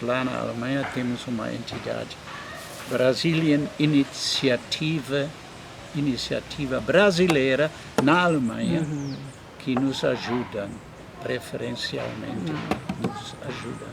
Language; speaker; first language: Portuguese; non-native, fluent; German